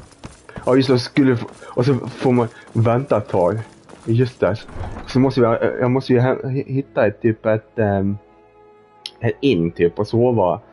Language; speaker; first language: Swedish; native; Swedish